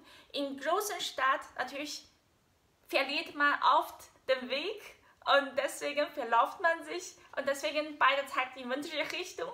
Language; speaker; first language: German; non-native, fluent; Chinese